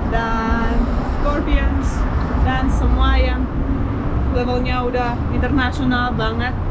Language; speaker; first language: Indonesian; non-native, fluent; Russian